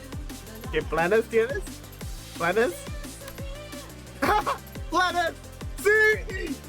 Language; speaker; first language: Spanish; non-native, learner; English